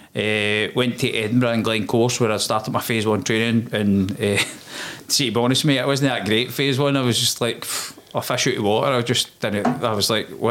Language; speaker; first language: English; native; English